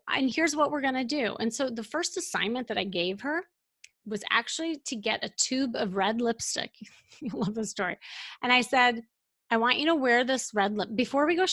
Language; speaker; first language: English; native; English